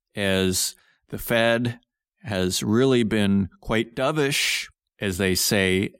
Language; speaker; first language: English; native; English